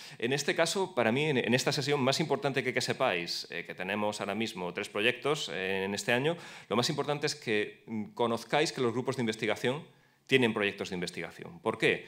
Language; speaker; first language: Spanish; native; Spanish